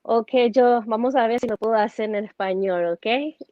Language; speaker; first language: Spanish; early bilingual, heritage; Spanish